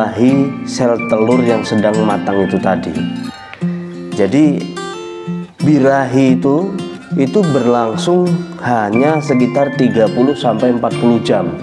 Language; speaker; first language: Indonesian; non-native, local second language; Javanese